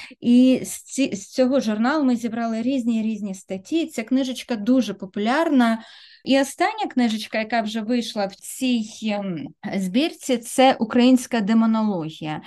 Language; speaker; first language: Ukrainian; native; Ukrainian